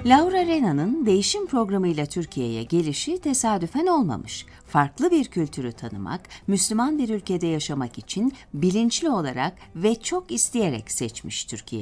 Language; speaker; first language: Turkish; native; Turkish